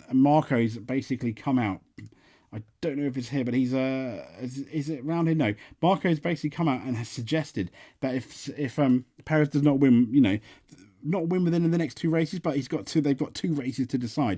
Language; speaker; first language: English; native; English